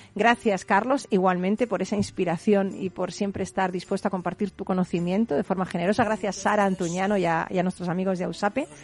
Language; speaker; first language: Spanish; native; Spanish